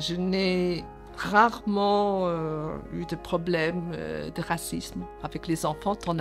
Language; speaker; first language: French; early bilingual, other home language; Portuguese